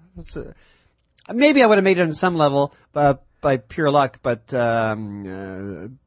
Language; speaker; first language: English; native; English